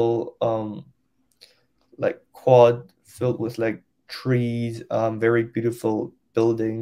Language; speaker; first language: English; non-native, local second language; Cantonese